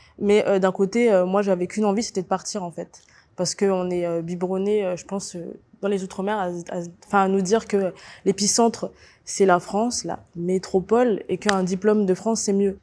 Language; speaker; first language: French; native; French